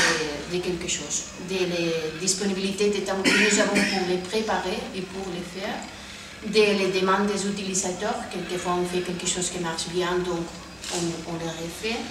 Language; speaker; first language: French; non-native, fluent; Spanish